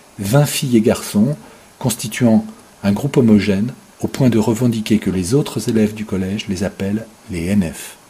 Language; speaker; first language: French; native; French